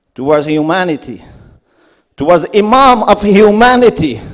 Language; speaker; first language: English; non-native, fluent; Persian